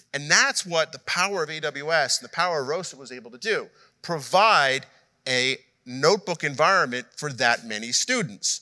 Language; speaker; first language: English; native; English